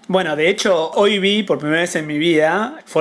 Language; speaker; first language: Spanish; native; Spanish